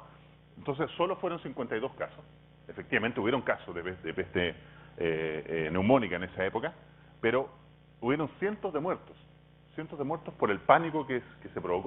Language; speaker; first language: Spanish; native; Spanish